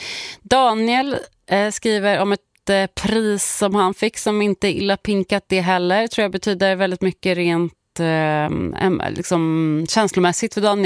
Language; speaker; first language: Swedish; native; Swedish